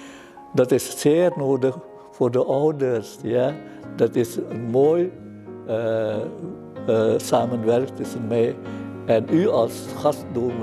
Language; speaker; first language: Dutch; non-native, fluent; Indonesian